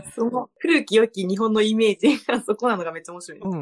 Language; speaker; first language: Japanese; early bilingual, other home language; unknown